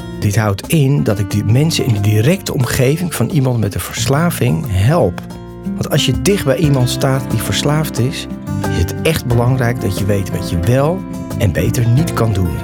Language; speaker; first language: Dutch; native; Dutch